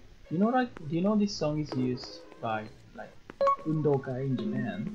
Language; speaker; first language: English; non-native, learner; Japanese